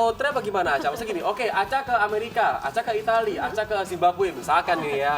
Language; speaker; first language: Indonesian; native; Indonesian